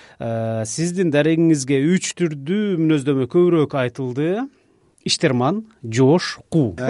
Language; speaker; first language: Kyrgyz; native; Kyrgyz